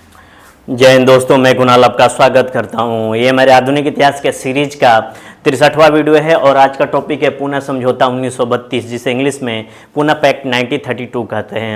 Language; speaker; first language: Hindi; native; Hindi